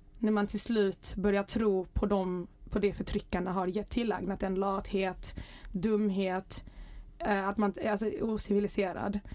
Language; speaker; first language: Swedish; early bilingual, other home language; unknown